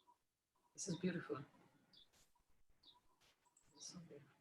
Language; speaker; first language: English; non-native, local second language; Hindi